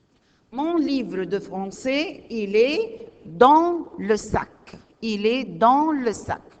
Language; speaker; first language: French; non-native, learner; Arabic